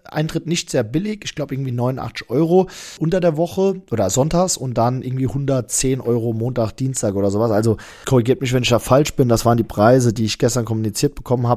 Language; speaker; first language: German; native; German